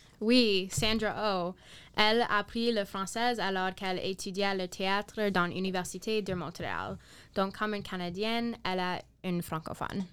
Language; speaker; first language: French; non-native, learner; English